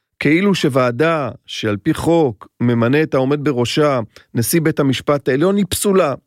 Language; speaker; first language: Hebrew; native; Hebrew